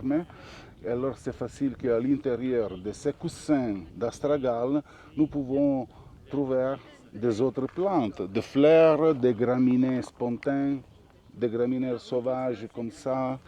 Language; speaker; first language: French; non-native, learner; Italian